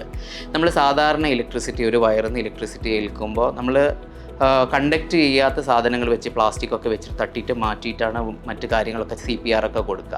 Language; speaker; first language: Malayalam; native; Malayalam